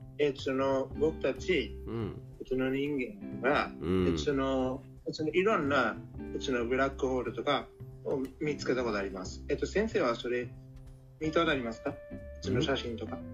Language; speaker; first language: Japanese; non-native, learner; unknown